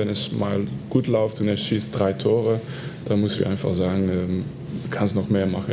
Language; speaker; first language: German; non-native, fluent; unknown